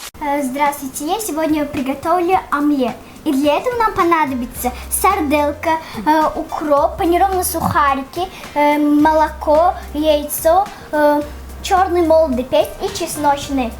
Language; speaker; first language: Russian; non-native, local second language; Tajik